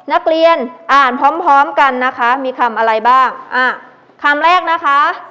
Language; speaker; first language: Thai; native; Thai